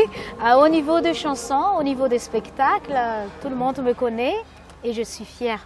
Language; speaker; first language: French; non-native, local second language; Malagasy